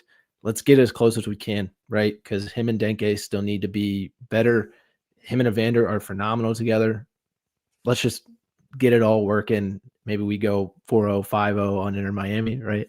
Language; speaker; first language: English; native; English